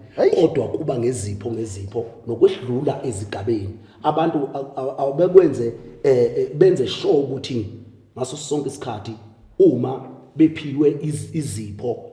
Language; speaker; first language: Zulu; native; Zulu